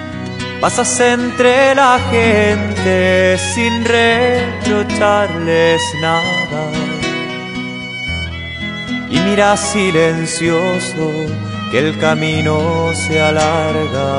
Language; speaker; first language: Spanish; native; Spanish